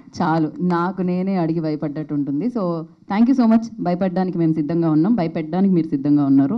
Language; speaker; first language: Telugu; native; Telugu